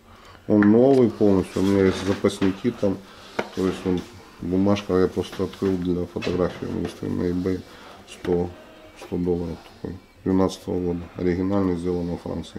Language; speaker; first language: Russian; native; Russian